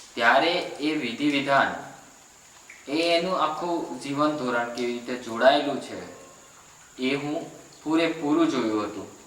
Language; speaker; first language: Gujarati; non-native, local second language; Rathawi